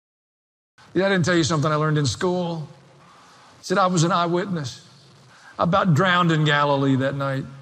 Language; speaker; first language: English; native; English